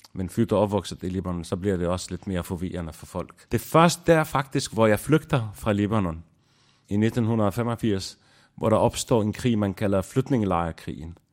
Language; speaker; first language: Danish; non-native, fluent; Arabic